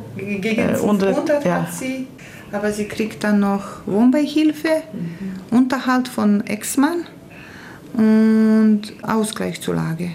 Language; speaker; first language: German; non-native, fluent; Croatian